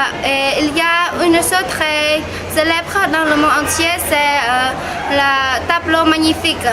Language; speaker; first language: French; non-native, learner; Khmer